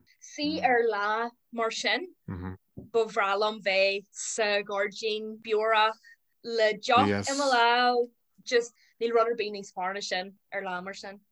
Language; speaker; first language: Irish; non-native, local second language; English